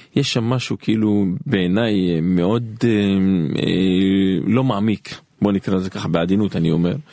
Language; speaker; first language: Hebrew; non-native, local second language; Arabic